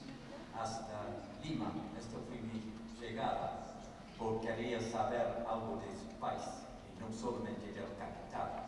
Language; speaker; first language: Spanish; non-native, fluent; English